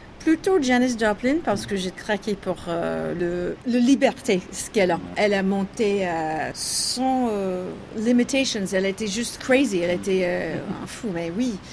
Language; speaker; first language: French; non-native, learner; English